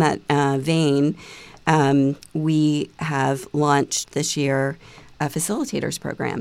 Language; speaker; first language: English; native; English